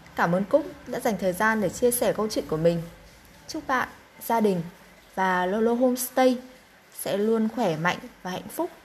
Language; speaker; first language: Vietnamese; native; Vietnamese